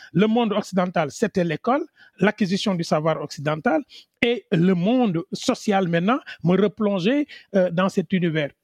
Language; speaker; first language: French; non-native, local second language; Wolof